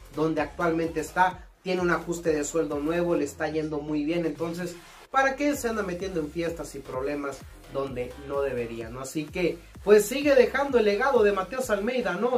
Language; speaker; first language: Spanish; native; Spanish